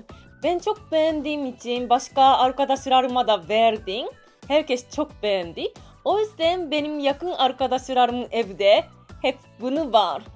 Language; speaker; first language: Turkish; non-native, learner; Japanese